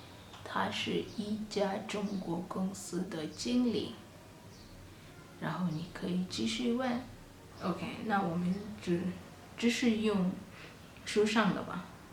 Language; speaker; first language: Chinese; non-native, fluent; Kalenjin